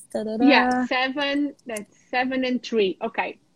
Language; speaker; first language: English; non-native, fluent; Ukrainian